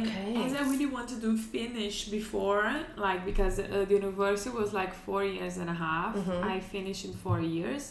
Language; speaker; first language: English; non-native, fluent; Portuguese